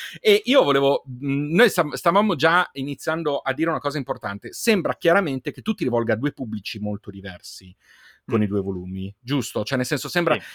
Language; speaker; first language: Italian; native; Italian